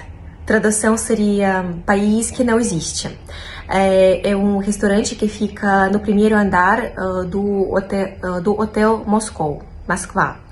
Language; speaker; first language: Portuguese; non-native, fluent; Russian